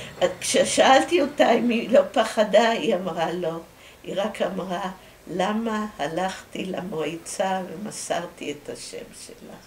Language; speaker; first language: Hebrew; early bilingual, other home language; Dutch